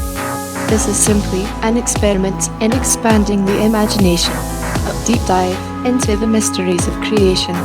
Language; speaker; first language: English; native; English